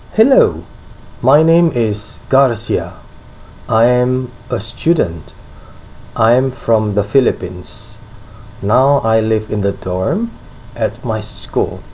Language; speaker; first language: English; non-native, fluent; Indonesian